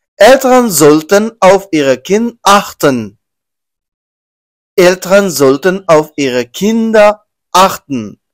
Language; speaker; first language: German; non-native, learner; Persian